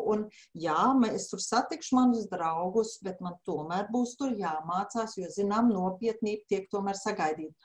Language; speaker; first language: Latvian; native; Latvian